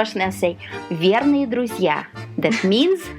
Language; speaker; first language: English; non-native, fluent; Russian